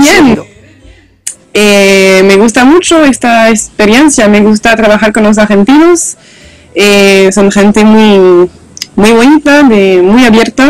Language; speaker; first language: Spanish; non-native, learner; French